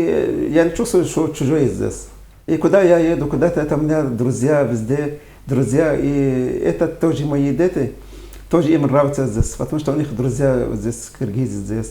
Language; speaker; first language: Russian; non-native, fluent; Arabic